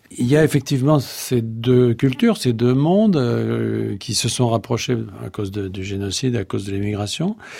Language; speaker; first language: French; native; French